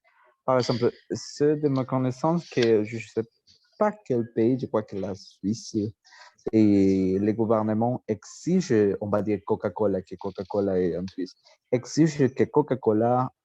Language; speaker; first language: French; non-native, learner; Spanish